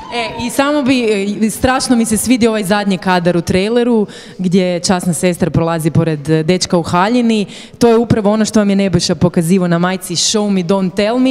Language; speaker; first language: Croatian; native; Croatian